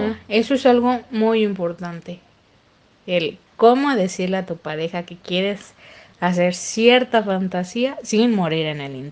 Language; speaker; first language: Spanish; native; Spanish